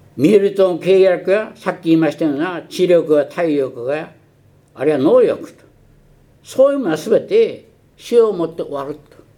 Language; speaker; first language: Japanese; early bilingual, heritage; Japanese